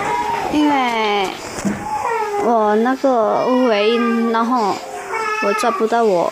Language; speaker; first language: Chinese; non-native, learner; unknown